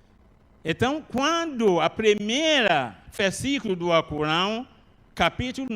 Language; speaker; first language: Portuguese; non-native, learner; Arabic